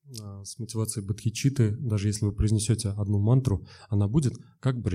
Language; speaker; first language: Russian; native; Russian